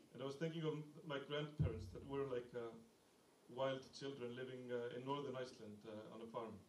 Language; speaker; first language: English; non-native, fluent; Icelandic